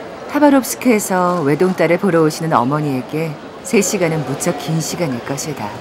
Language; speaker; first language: Korean; native; Korean